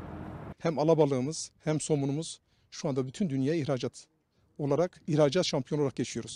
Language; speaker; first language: Turkish; native; Turkish